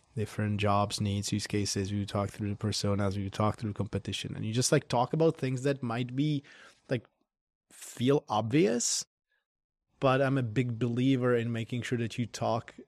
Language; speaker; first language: English; non-native, fluent; Czech